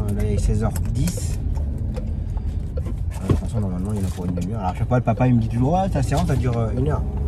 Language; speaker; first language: French; native; French